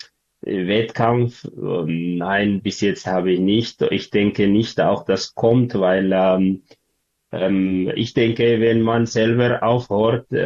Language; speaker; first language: German; non-native, learner; Tigrinya